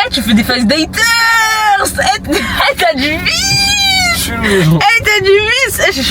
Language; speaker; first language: French; native; French